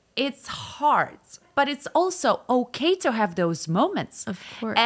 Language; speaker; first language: English; non-native, fluent; Russian